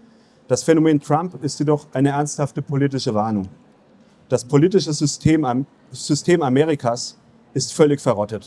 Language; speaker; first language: German; native; German